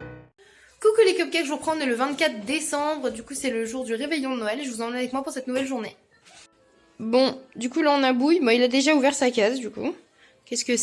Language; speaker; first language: French; native; French